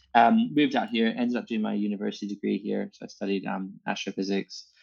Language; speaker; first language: English; native; English